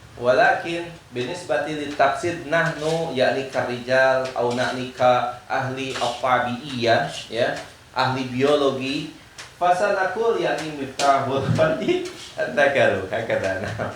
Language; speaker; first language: Arabic; non-native, fluent; Indonesian